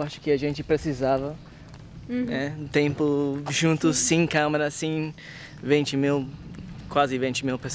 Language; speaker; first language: Portuguese; non-native, fluent; English